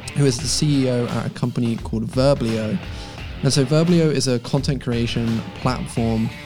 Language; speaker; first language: English; native; English